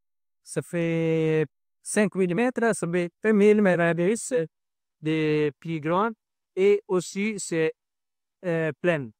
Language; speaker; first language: French; non-native, learner; Italian